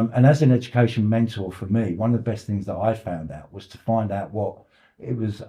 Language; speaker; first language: English; native; English